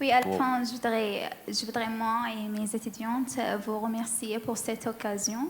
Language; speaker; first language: French; non-native, learner; Arabic